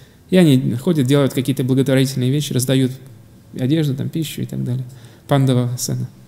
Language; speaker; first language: Russian; non-native, fluent; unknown